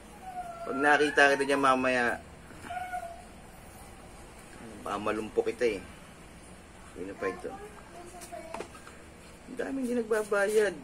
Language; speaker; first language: Filipino; native; Filipino